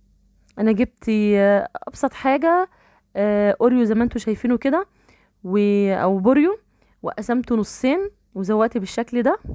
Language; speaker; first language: Arabic; native; Arabic